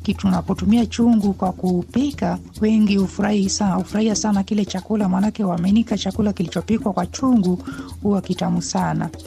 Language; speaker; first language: Swahili; non-native, local second language; Luyia